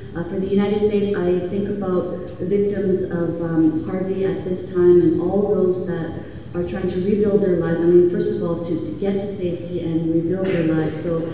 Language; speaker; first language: English; native; English